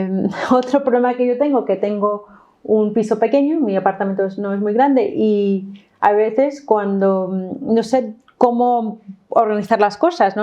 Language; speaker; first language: Spanish; non-native, fluent; English